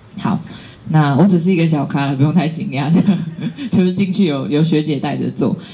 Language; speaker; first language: Chinese; native; Chinese